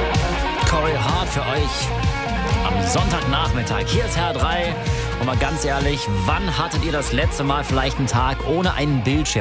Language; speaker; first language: German; native; German